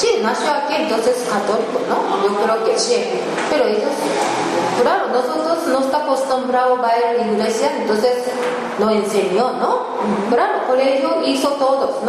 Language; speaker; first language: Spanish; non-native, learner; Japanese